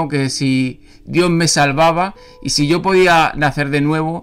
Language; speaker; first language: Spanish; native; Spanish